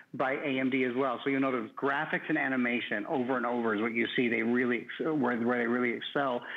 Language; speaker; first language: English; native; English